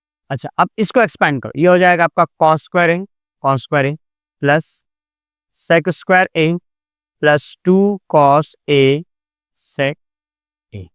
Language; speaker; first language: Hindi; non-native, local second language; Gujarati